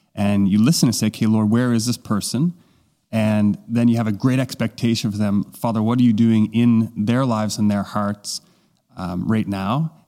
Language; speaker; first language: English; native; English